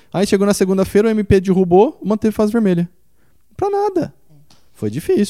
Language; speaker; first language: Portuguese; native; Portuguese